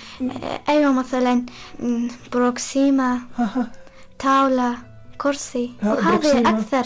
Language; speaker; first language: Arabic; non-native, learner; Persian